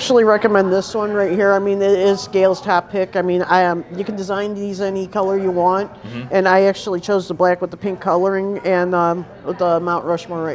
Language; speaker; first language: English; native; English